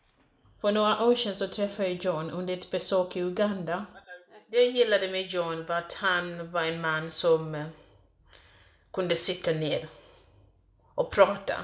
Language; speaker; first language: Swedish; non-native, fluent; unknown